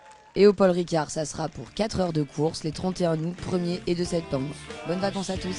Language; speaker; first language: French; native; French